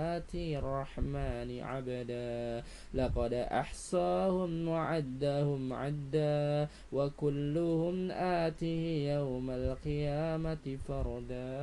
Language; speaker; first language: Arabic; non-native, fluent; Indonesian